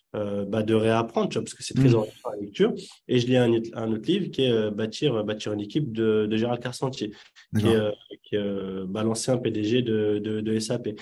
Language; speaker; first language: French; early bilingual, other home language; Arabic